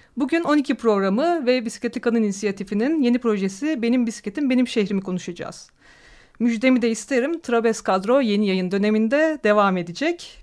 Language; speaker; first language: Turkish; native; Turkish